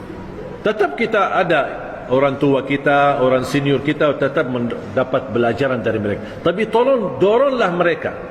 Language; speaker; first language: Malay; non-native, fluent; Arabic